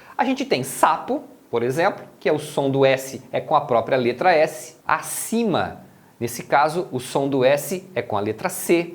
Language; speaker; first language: Portuguese; native; Portuguese